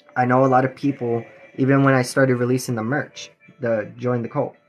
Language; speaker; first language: English; native; English